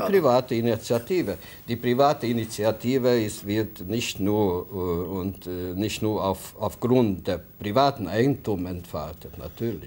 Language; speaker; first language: German; non-native, fluent; Hungarian